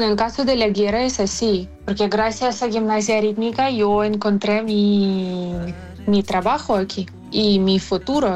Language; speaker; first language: Spanish; non-native, fluent; Ukrainian